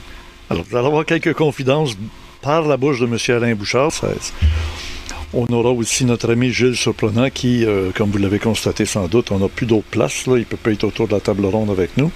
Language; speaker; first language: French; native; French